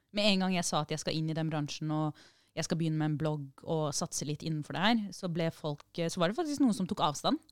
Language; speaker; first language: Norwegian; early bilingual, other home language; Arabic